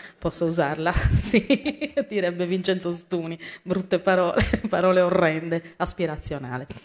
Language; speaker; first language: Italian; native; Italian